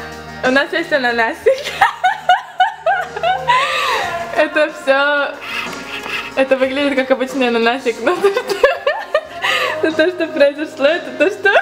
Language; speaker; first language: Russian; early bilingual, heritage; Russian